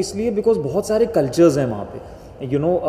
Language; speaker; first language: Hindi; native; Hindi